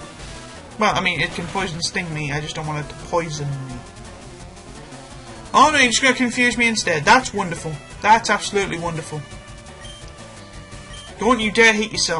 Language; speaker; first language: English; native; English